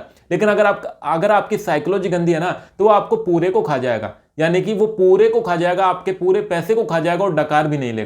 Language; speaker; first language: Hindi; native; Hindi